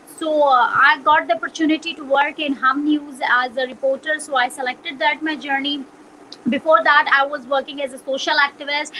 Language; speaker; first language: English; non-native, local second language; Punjabi